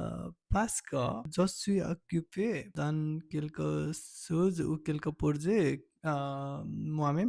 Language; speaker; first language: French; non-native, learner; Nepali